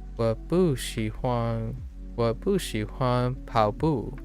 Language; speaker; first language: Chinese; non-native, learner; English